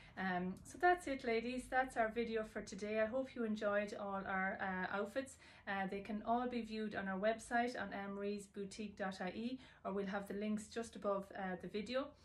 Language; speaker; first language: English; native; English